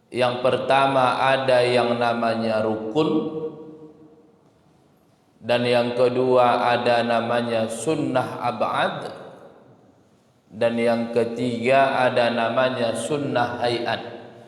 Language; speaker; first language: Indonesian; native; Indonesian